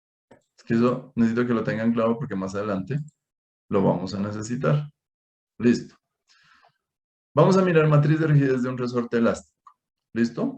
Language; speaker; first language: Spanish; native; Spanish